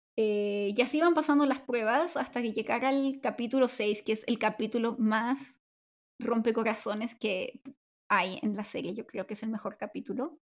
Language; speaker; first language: Spanish; native; Spanish